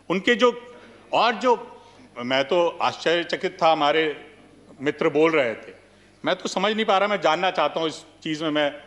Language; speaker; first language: Hindi; native; Hindi